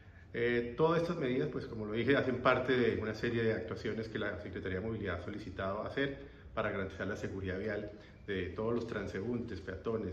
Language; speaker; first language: Spanish; native; Spanish